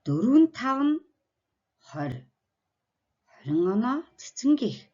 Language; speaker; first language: Mongolian; native; Mongolian